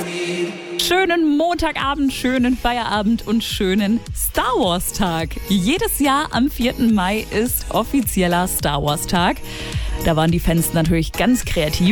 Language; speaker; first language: German; native; German